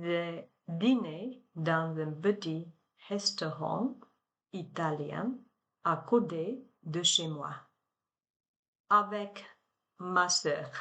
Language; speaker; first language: French; non-native, learner; Chinese